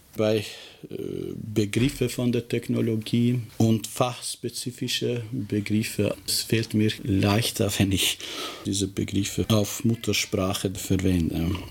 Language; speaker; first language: German; non-native, fluent; Albanian